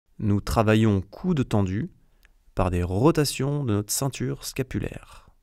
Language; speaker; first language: French; native; French